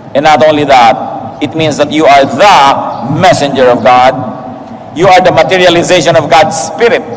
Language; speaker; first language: English; non-native, local second language; Filipino